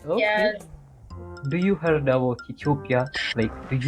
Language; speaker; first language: English; non-native, learner; Amharic